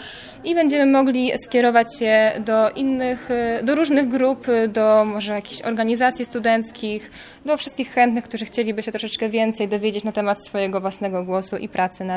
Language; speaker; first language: Polish; native; Polish